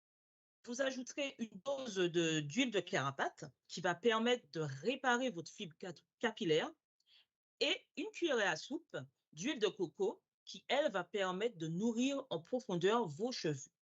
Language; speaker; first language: French; native; French